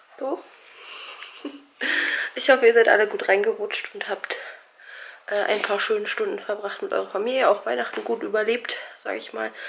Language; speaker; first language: German; native; German